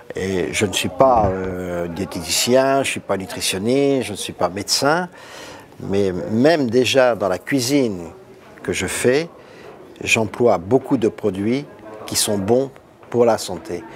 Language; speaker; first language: French; native; French